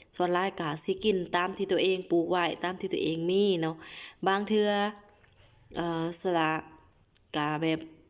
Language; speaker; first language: Lao; non-native, local second language; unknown